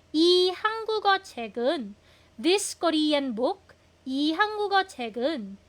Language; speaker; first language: Korean; non-native, fluent; Filipino